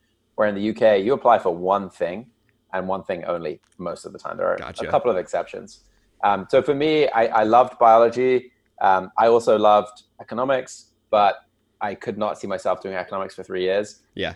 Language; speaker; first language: English; native; English